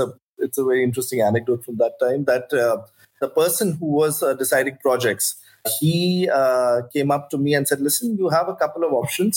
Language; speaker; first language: English; non-native, local second language; Hindi